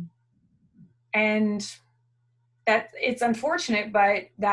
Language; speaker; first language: English; native; English